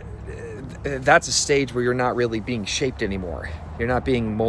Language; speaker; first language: English; native; English